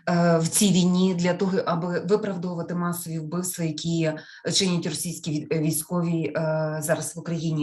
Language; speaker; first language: Ukrainian; native; Ukrainian